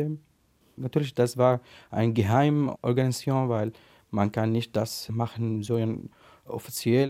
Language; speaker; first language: German; non-native, learner; Arabic